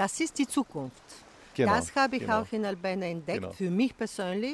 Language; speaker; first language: German; non-native, fluent; Bulgarian